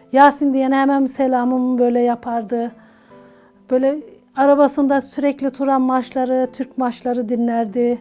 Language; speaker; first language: Turkish; native; Turkish